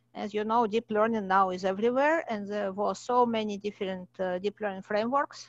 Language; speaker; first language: English; non-native, fluent; Russian